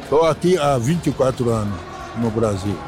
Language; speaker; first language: Portuguese; non-native, learner; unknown